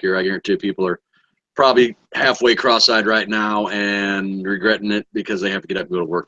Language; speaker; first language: English; native; English